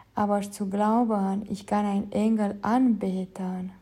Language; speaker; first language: German; non-native, fluent; Romanian